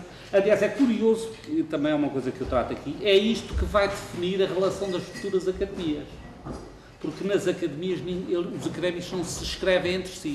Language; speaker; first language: Portuguese; native; Portuguese